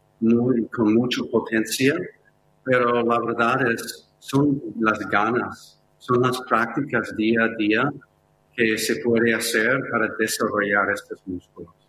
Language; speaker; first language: Spanish; non-native, fluent; English